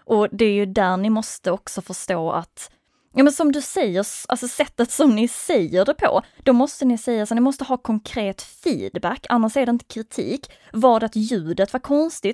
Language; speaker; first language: Swedish; native; Swedish